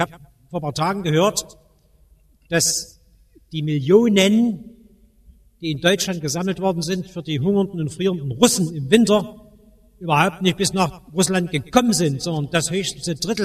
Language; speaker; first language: German; native; German